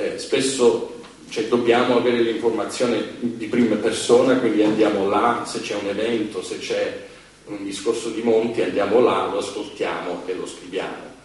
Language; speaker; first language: Italian; non-native, fluent; English